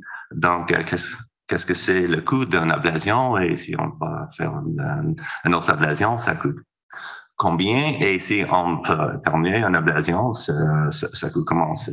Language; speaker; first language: French; non-native, fluent; English